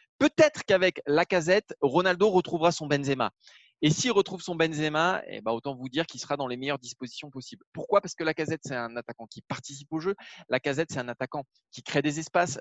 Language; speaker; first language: French; native; French